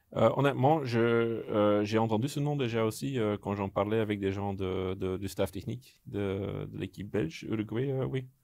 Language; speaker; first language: French; non-native, local second language; Dutch